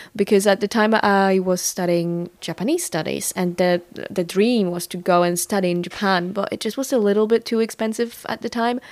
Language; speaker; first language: English; non-native, fluent; Polish